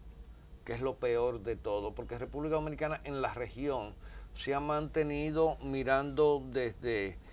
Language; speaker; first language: Spanish; native; Spanish